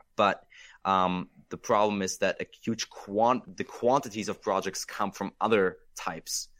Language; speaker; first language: English; non-native, fluent; German